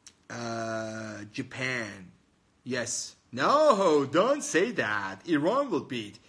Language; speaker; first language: English; non-native, fluent; Persian